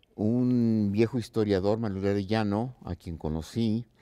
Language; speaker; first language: Spanish; native; Spanish